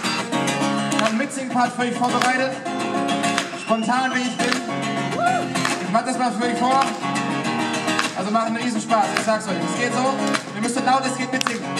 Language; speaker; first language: German; native; German